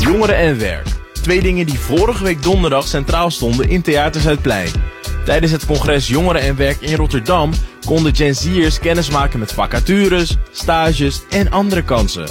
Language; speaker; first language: Dutch; native; Dutch